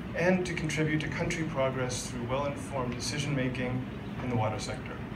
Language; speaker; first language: English; native; English